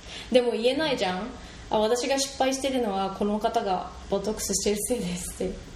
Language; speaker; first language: Japanese; native; Japanese